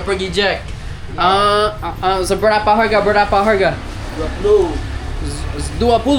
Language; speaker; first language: Indonesian; non-native, learner; English